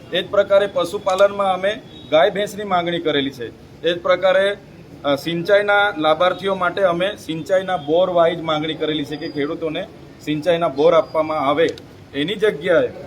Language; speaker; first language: Gujarati; non-native, local second language; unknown